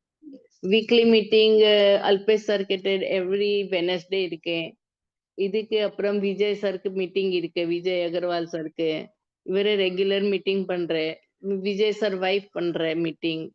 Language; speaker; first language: Tamil; non-native, learner; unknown